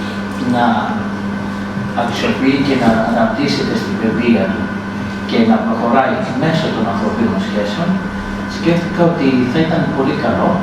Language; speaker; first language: Greek; native; Greek